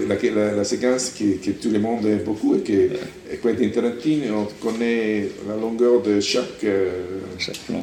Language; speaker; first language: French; non-native, learner; Italian